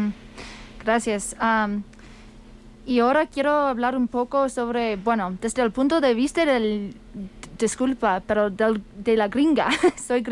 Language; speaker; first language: Spanish; non-native, fluent; English